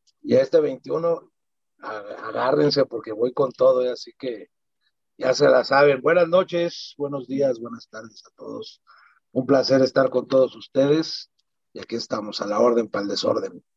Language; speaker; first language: Spanish; native; Spanish